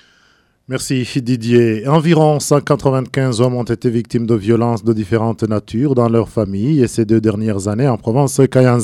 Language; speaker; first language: French; non-native, local second language; Rundi